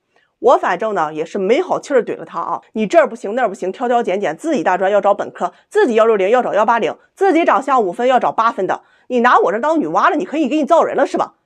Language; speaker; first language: Chinese; native; Chinese